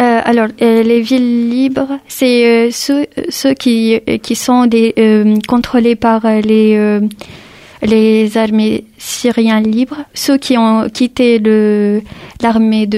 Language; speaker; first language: French; early bilingual, other home language; Arabic